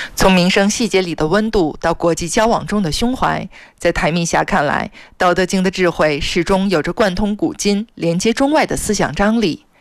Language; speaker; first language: Chinese; native; Chinese